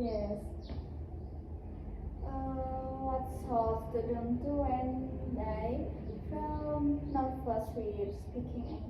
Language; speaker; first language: English; non-native, learner; Indonesian